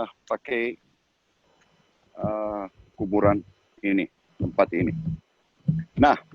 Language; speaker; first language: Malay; non-native, learner; Hebrew